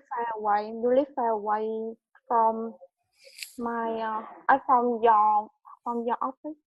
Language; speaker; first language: English; non-native, learner; Vietnamese